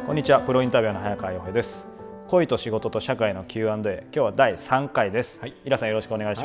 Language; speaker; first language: Japanese; native; Japanese